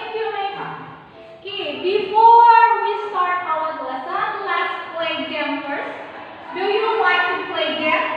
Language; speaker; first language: English; non-native, learner; Indonesian